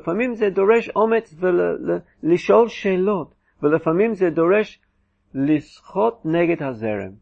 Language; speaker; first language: Hebrew; non-native, fluent; English